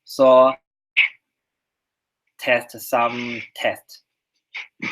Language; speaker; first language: English; non-native, learner; Chinese